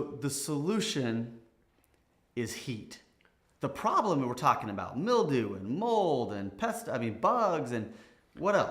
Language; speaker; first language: English; native; English